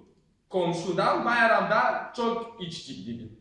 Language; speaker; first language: Turkish; non-native, learner; Bulgarian